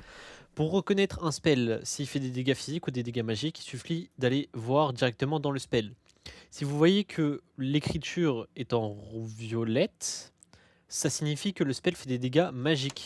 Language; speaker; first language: French; native; French